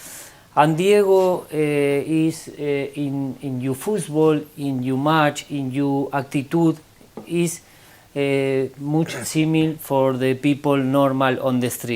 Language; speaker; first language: English; non-native, learner; Spanish